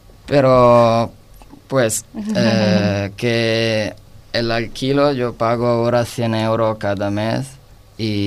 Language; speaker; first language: Spanish; non-native, learner; Italian